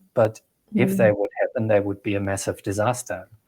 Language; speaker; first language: English; non-native, fluent; German